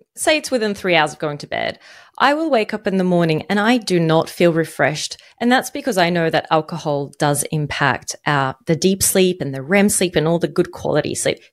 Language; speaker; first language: English; non-native, fluent; Arabic